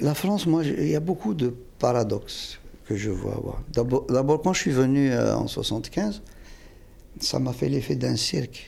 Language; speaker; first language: French; non-native, local second language; Kabyle